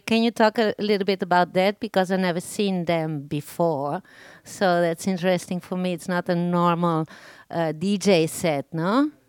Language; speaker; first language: English; non-native, learner; Spanish